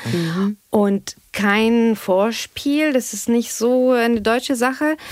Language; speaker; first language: German; non-native, fluent; Arabic